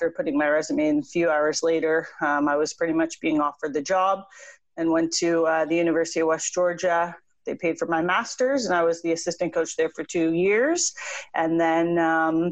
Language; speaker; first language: English; native; English